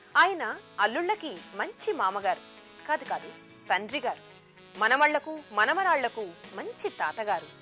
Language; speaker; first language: Telugu; native; Telugu